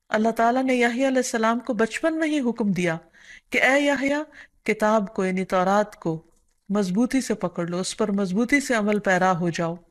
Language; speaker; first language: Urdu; native; Urdu